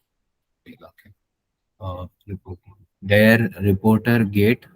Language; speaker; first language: German; non-native, learner; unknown